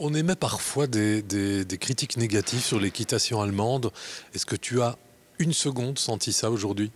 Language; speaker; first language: French; native; French